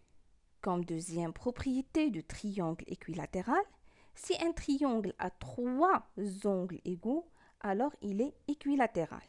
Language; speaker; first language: French; non-native, local second language; Arabic